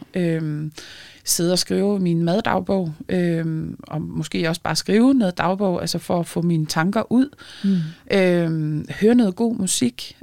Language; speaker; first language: Danish; early bilingual, other home language; Lithuanian